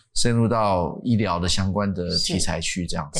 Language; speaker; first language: Chinese; native; Chinese